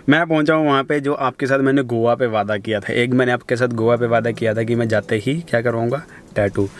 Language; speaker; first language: Hindi; non-native, local second language; Punjabi